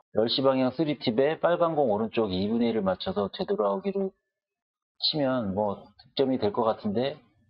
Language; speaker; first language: Korean; native; Korean